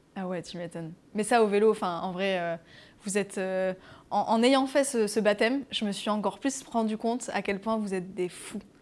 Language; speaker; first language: French; native; French